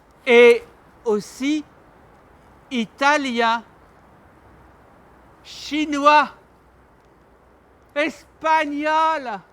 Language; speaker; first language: French; non-native, learner; Armenian